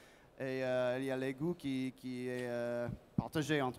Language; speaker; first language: French; non-native, learner; English